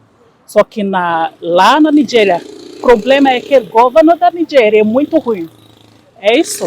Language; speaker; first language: Portuguese; non-native, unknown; Igbo